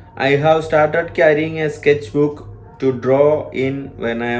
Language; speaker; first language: English; non-native, local second language; Malayalam